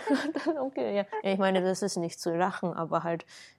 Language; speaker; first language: German; non-native, fluent; Japanese